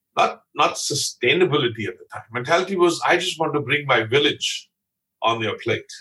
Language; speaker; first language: English; non-native, local second language; Punjabi